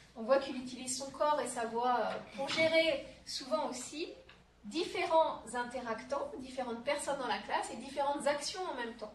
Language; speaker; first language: French; native; French